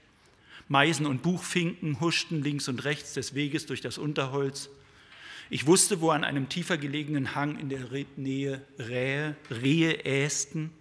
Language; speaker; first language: German; native; German